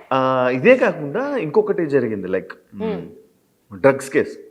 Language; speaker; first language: Telugu; native; Telugu